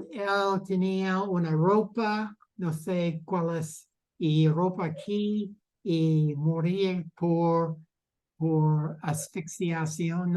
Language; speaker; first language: Spanish; non-native, learner; English